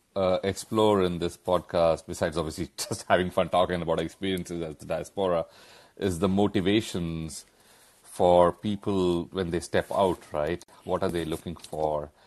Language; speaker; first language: English; non-native, local second language; Hindi